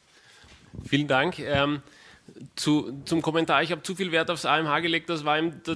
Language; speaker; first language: German; native; German